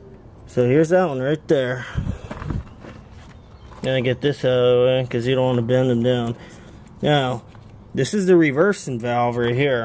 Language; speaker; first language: English; native; English